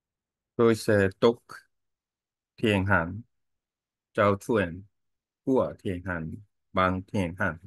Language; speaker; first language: Vietnamese; non-native, learner; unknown